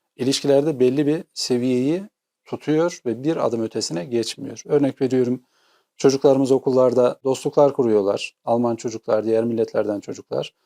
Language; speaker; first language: Turkish; native; Turkish